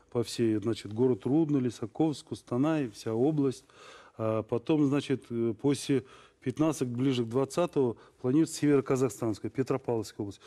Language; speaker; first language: Russian; non-native, local second language; Kazakh